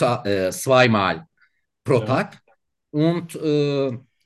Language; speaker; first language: German; non-native, learner; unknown